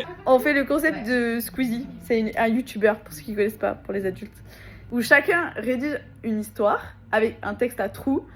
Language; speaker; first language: French; native; French